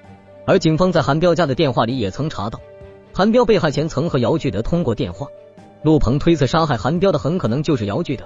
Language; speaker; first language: Chinese; native; Chinese